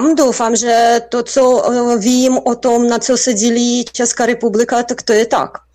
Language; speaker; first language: Czech; non-native, fluent; Russian